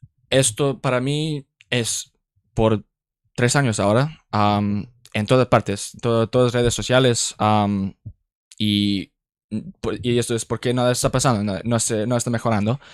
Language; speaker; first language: Spanish; non-native, learner; English